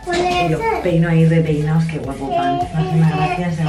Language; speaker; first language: Spanish; native; Spanish